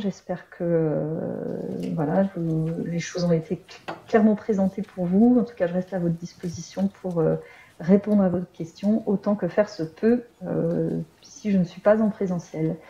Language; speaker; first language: French; native; French